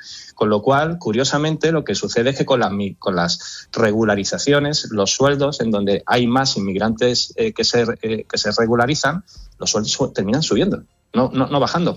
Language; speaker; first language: Spanish; native; Spanish